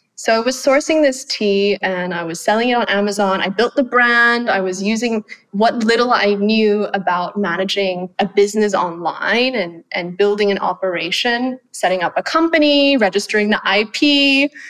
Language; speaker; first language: English; non-native, fluent; Thai